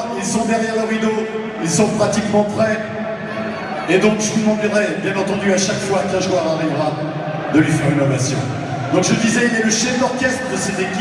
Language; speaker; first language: French; native; French